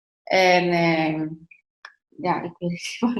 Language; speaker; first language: Dutch; non-native, learner; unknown